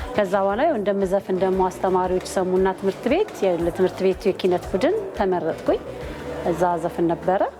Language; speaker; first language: Amharic; native; Amharic